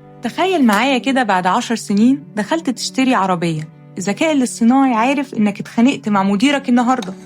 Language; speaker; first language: Arabic; native; Arabic